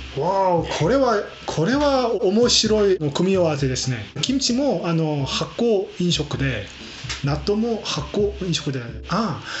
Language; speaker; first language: Japanese; non-native, fluent; Korean